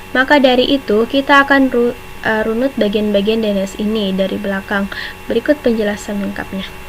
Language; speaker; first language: Indonesian; native; Indonesian